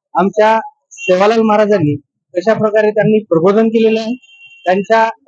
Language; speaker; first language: Marathi; non-native, local second language; Lambadi